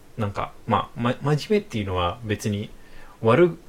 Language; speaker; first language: Japanese; non-native, fluent; Indonesian